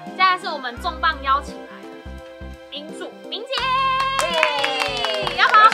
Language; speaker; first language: Chinese; native; Chinese